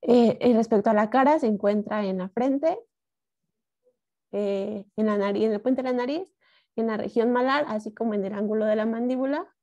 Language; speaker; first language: Spanish; native; Spanish